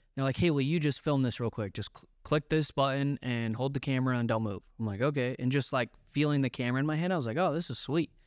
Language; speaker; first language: English; native; English